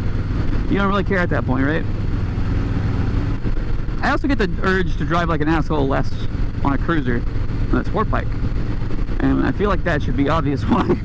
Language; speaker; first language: English; native; English